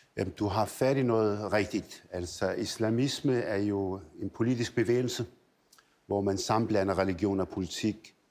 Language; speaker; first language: Danish; early bilingual, other home language; Arabic